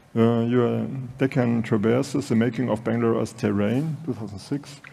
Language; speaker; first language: English; non-native, fluent; German